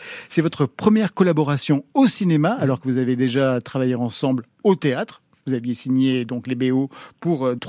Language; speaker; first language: French; native; French